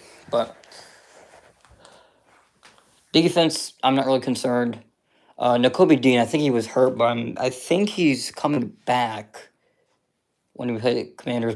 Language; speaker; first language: English; native; English